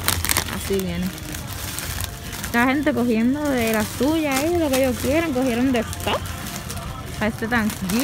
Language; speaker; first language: Spanish; native; Spanish